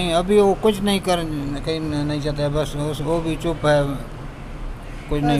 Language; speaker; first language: Hindi; non-native, local second language; Baluchi